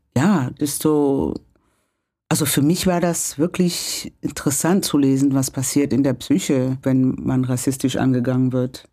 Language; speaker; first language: German; non-native, fluent; Kinyarwanda